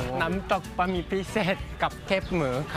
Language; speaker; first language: Thai; non-native, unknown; Japanese